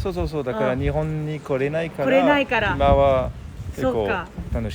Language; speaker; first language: Japanese; non-native, fluent; French